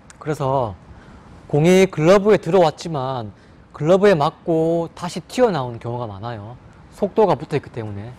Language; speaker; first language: Korean; native; Korean